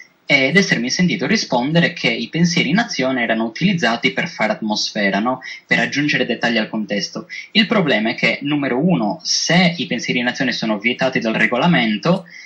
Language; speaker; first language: Italian; native; Italian